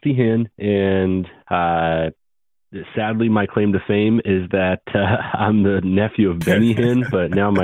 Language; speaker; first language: English; native; English